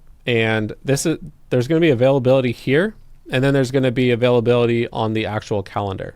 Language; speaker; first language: English; native; English